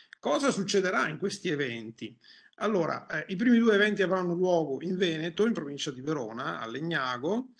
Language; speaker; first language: Italian; native; Italian